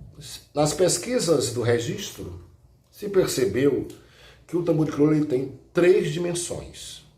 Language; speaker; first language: Portuguese; native; Portuguese